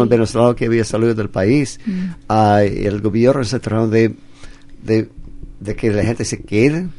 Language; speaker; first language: Spanish; non-native, fluent; English